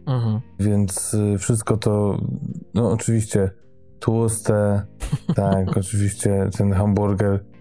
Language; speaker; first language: Polish; native; Polish